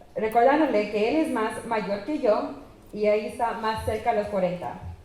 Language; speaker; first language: Spanish; early bilingual, other home language; English